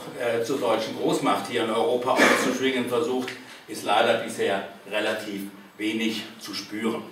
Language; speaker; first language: German; native; German